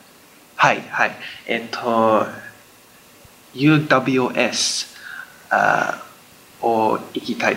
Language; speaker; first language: Japanese; non-native, learner; English